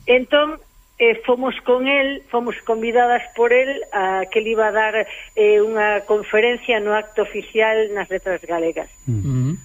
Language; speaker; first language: Galician; native; Galician